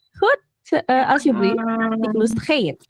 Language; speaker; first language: Dutch; non-native, fluent; Indonesian